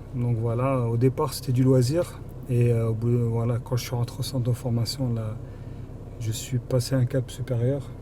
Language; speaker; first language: French; early bilingual, other home language; Arabic